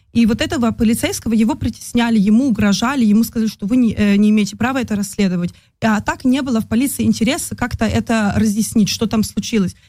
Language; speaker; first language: Russian; early bilingual, heritage; Russian